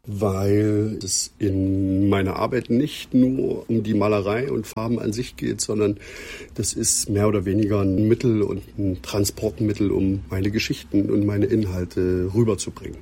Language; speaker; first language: German; native; German